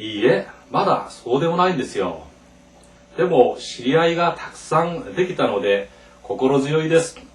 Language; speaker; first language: Japanese; non-native, fluent; Korean